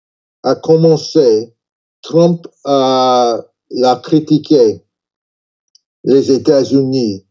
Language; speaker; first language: French; non-native, learner; English